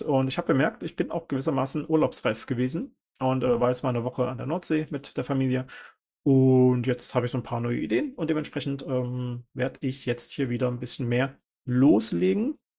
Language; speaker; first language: German; native; German